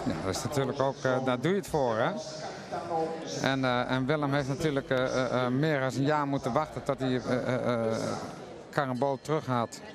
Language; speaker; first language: Dutch; native; Dutch